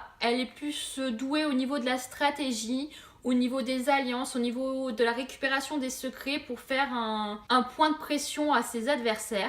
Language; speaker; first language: French; native; French